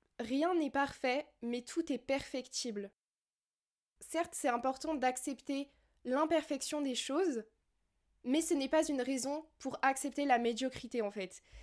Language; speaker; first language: French; native; French